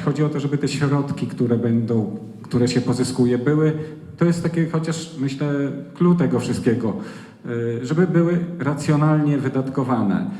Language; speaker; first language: Polish; native; Polish